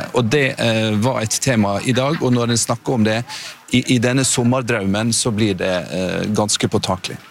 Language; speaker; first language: Norwegian; native; Norwegian